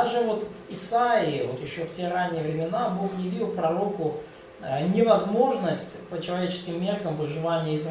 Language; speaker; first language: Russian; native; Russian